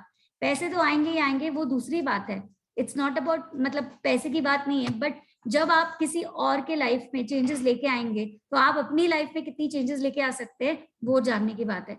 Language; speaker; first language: Hindi; native; Hindi